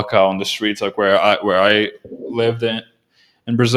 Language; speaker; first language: English; non-native, fluent; Portuguese